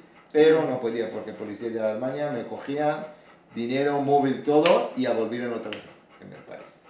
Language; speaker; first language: Spanish; non-native, learner; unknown